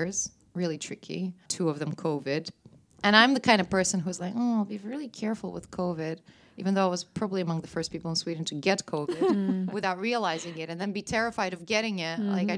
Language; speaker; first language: English; non-native, fluent; Russian